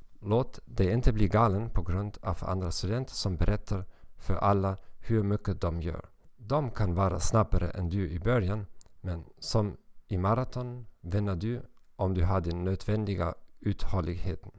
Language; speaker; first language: Swedish; non-native, learner; German